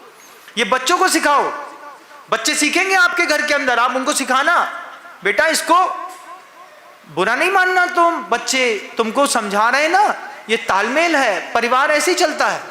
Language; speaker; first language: Hindi; native; Hindi